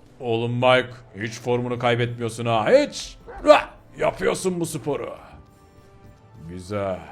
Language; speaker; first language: Turkish; native; Turkish